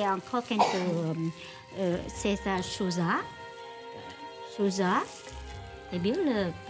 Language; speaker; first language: French; non-native, learner; Vietnamese